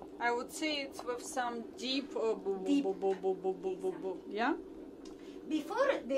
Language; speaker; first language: English; non-native, learner; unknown